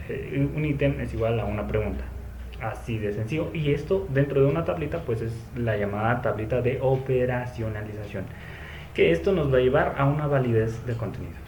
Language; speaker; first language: Spanish; native; Spanish